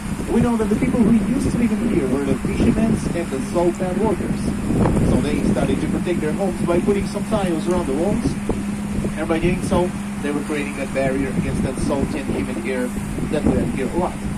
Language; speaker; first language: English; non-native, fluent; Portuguese